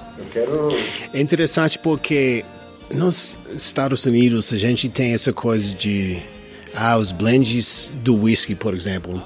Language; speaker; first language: Portuguese; non-native, learner; English